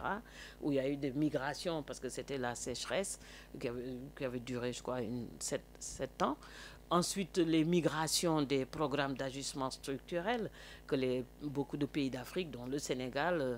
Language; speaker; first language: French; non-native, local second language; Wolof